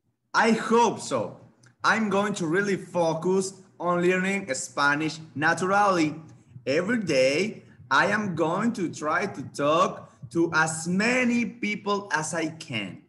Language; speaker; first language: English; non-native, fluent; Spanish